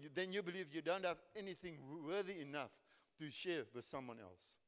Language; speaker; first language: English; non-native, local second language; Afrikaans